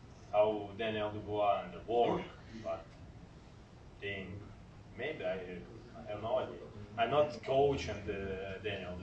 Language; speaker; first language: English; non-native, learner; Ukrainian